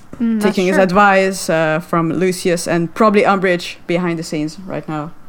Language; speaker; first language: English; non-native, fluent; French